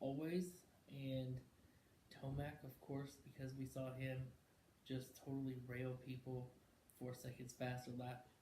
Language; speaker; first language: English; native; English